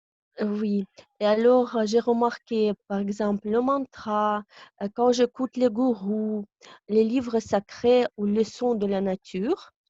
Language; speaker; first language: French; non-native, fluent; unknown